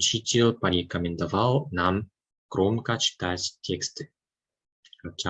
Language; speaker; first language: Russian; non-native, fluent; Korean